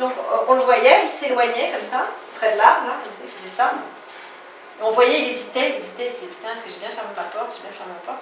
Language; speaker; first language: French; non-native, fluent; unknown